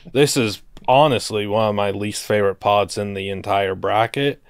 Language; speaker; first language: English; native; English